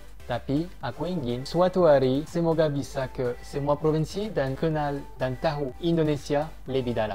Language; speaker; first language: Indonesian; non-native, fluent; French